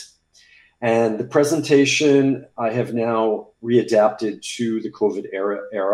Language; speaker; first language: English; native; English